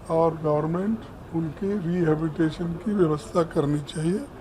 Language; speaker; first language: Hindi; non-native, local second language; Kannada